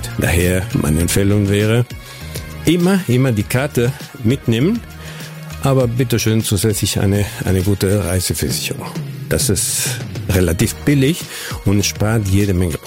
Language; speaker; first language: German; non-native, fluent; Spanish